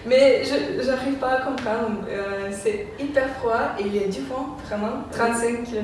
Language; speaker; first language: French; non-native, fluent; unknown